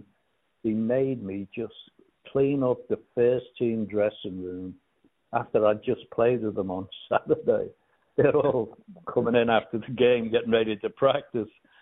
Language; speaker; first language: English; native; English